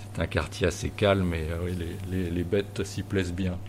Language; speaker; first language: French; native; French